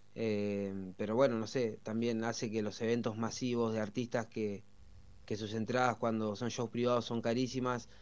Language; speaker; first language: Spanish; native; Spanish